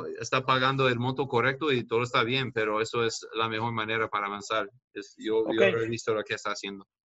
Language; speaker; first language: Spanish; non-native, fluent; English